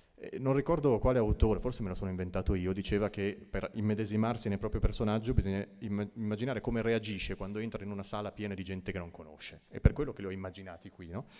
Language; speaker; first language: Italian; native; Italian